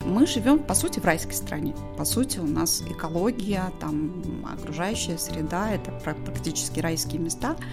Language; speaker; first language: Russian; non-native, local second language; Tajik